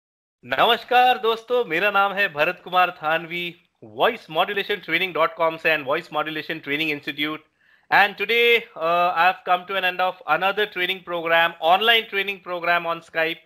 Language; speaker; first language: Hindi; native; Hindi